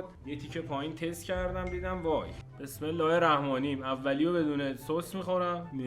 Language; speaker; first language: Persian; native; Persian